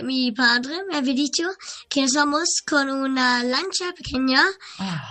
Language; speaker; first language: Spanish; early bilingual, heritage; Spanish